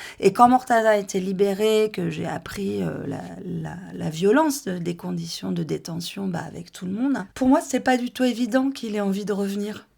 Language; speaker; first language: French; native; French